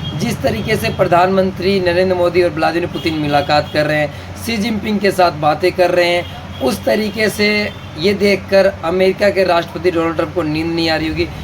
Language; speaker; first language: Hindi; native; Hindi